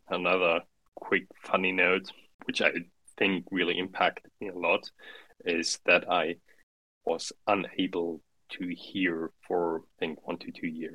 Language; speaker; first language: English; non-native, fluent; German